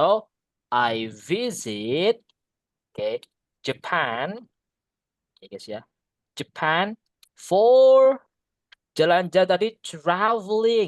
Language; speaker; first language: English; non-native, fluent; Indonesian